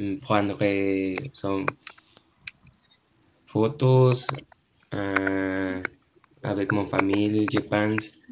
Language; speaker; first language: French; non-native, learner; Spanish